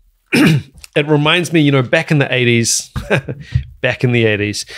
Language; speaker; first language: English; native; English